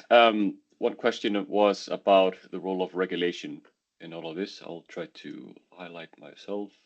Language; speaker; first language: English; non-native, fluent; Icelandic